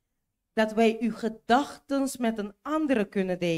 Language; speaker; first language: Dutch; non-native, learner; Papiamento